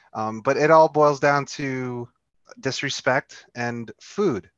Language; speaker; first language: English; early bilingual, other home language; Filipino